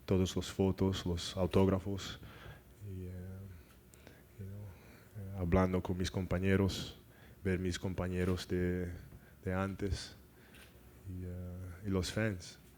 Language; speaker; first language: Spanish; non-native, learner; English